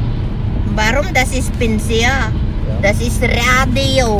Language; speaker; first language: German; non-native, learner; Filipino